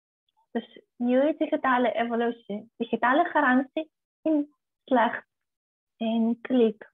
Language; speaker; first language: Dutch; non-native, fluent; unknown